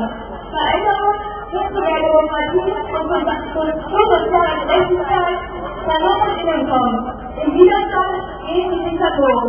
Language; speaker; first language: German; native; German